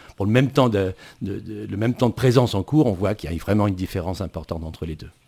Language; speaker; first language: French; native; French